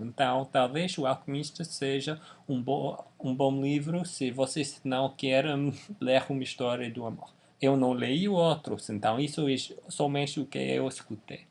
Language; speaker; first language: Portuguese; non-native, fluent; English